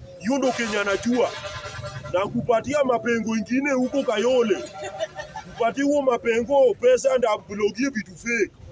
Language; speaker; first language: Swahili; native; Swahili